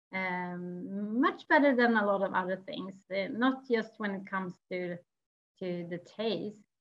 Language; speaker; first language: English; non-native, fluent; Swedish